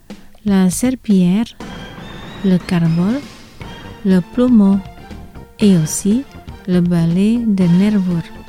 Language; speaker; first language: French; non-native, fluent; Indonesian